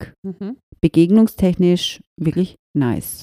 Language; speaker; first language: German; native; German